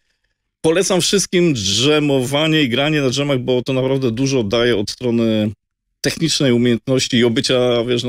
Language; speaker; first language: Polish; native; Polish